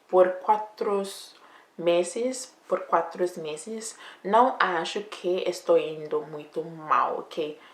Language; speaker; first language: Portuguese; non-native, learner; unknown